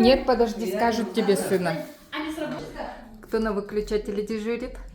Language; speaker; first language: Russian; native; Russian